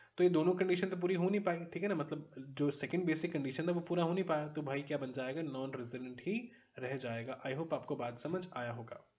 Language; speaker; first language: Hindi; native; Hindi